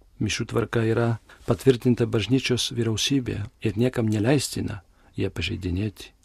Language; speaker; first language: Lithuanian; early bilingual, heritage; Lithuanian